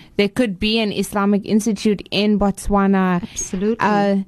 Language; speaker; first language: English; native; English